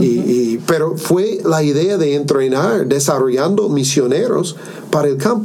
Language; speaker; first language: Spanish; non-native, fluent; English